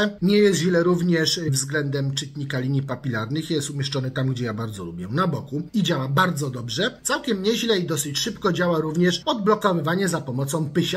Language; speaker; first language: Polish; native; Polish